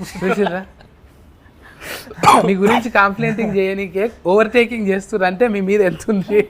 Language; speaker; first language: Telugu; native; Telugu